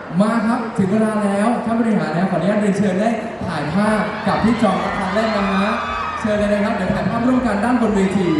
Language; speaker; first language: Thai; native; Thai